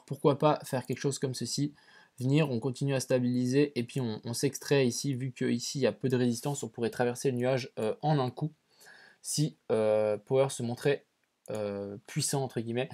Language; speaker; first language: French; native; French